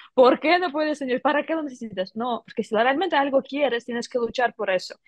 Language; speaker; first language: Spanish; non-native, fluent; Ukrainian